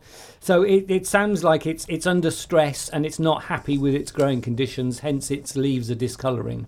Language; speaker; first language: English; native; English